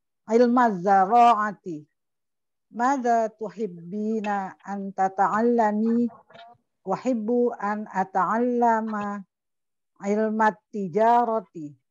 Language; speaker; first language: Arabic; non-native, learner; Indonesian